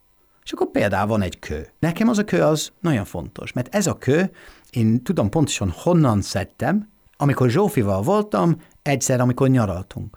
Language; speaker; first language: Hungarian; non-native, fluent; English